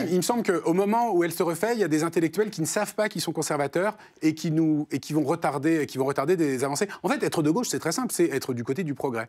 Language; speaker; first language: French; native; French